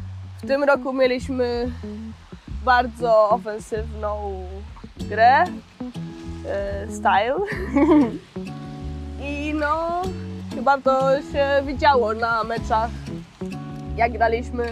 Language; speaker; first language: Polish; early bilingual, heritage; Polish